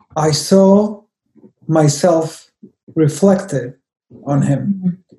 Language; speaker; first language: English; non-native, fluent; Spanish